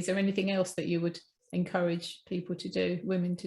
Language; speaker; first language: English; native; English